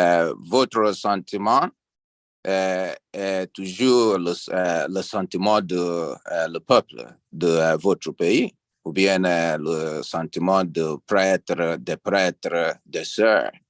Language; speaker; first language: French; non-native, learner; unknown